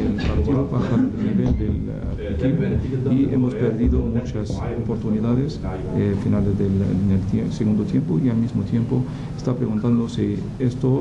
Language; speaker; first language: Spanish; non-native, fluent; Arabic